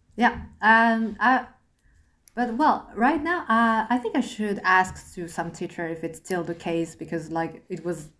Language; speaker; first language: English; non-native, fluent; French